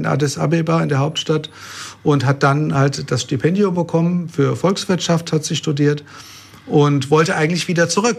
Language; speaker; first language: German; native; German